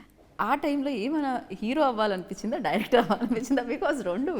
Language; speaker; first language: Telugu; native; Telugu